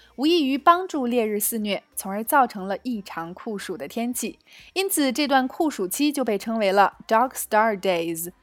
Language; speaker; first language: Chinese; native; Chinese